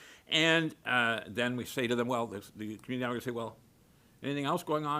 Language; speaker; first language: English; native; English